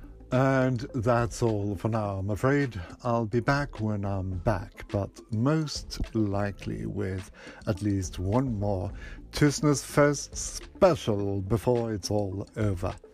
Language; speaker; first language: English; non-native, fluent; Norwegian